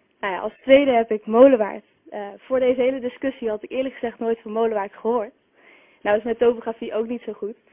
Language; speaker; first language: Dutch; native; Dutch